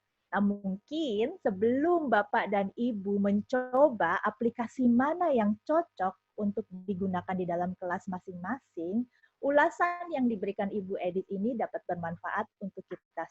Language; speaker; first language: Indonesian; native; Indonesian